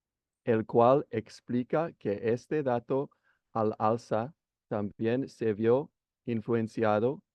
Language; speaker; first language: Spanish; non-native, learner; English